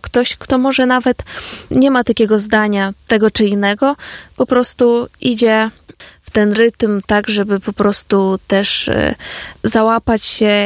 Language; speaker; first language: Polish; non-native, fluent; Ukrainian